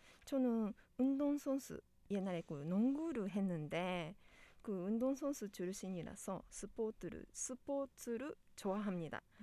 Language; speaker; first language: Korean; non-native, fluent; Japanese